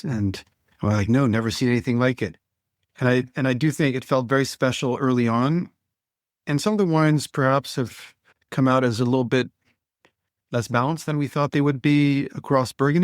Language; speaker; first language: English; non-native, fluent; French